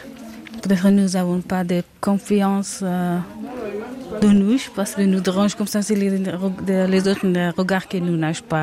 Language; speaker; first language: French; non-native, learner; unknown